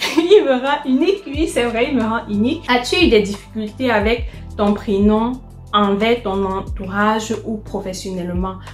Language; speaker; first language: French; native; French